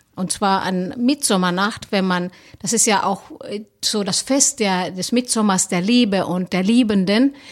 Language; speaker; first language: German; non-native, fluent; Finnish